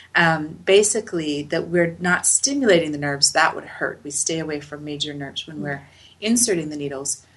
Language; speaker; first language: English; native; English